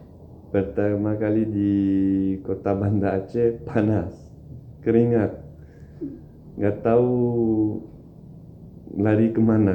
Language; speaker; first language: Indonesian; non-native, fluent; Turkish